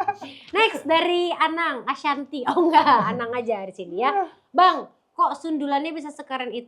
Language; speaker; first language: Indonesian; native; Indonesian